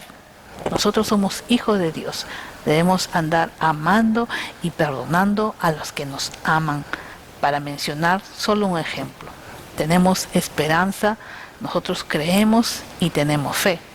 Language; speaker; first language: Spanish; native; Spanish